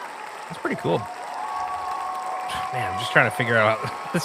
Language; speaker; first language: English; native; English